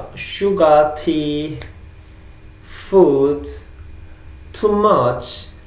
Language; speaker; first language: English; non-native, learner; Korean